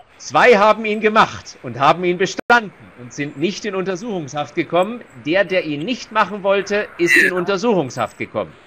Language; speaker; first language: German; native; German